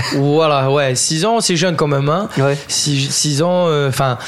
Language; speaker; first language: French; native; French